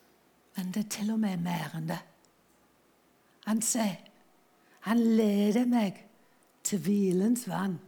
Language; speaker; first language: Norwegian; non-native, fluent; English